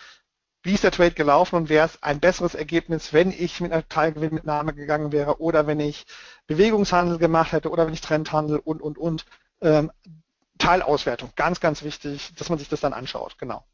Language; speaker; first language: German; native; German